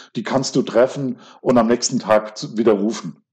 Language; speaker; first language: German; native; German